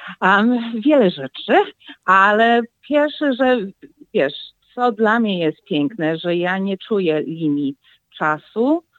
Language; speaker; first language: Polish; early bilingual, heritage; Polish